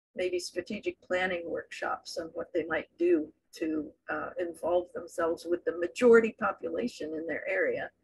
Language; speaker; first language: English; native; English